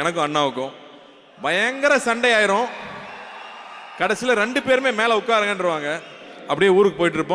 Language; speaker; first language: Tamil; native; Tamil